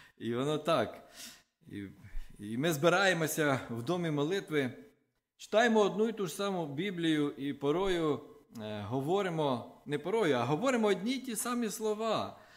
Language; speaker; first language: Ukrainian; non-native, local second language; Russian